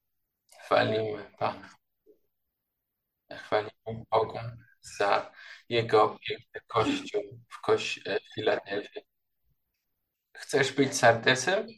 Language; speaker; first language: Polish; non-native, learner; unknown